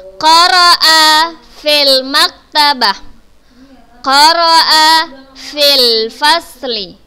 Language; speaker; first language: Arabic; non-native, fluent; Indonesian